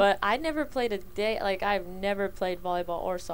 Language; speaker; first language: English; early bilingual, other home language; Spanish